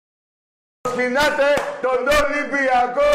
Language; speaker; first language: Greek; native; Greek